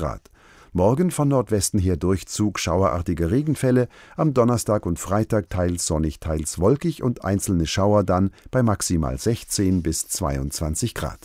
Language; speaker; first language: German; native; German